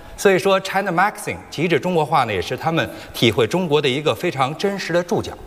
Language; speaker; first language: Chinese; native; Chinese